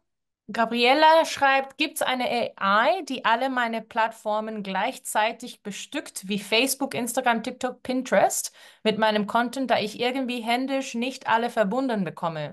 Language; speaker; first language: German; non-native, fluent; Spanish